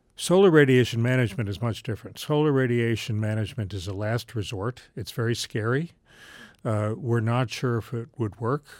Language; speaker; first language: English; native; English